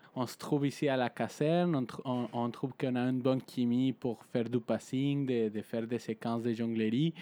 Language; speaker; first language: French; non-native, fluent; Spanish